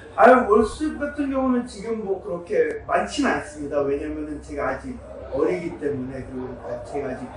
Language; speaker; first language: Korean; early bilingual, heritage; Korean